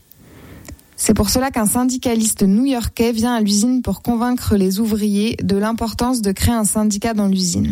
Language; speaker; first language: French; native; French